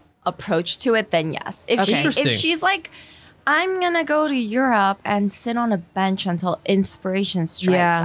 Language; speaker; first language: English; non-native, fluent; Korean